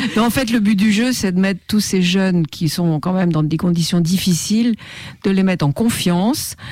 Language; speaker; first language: French; native; French